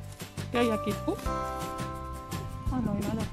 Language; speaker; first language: Spanish; non-native, learner; Indonesian